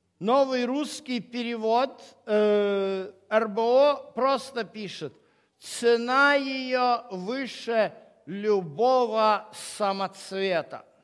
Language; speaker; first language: Russian; native; Russian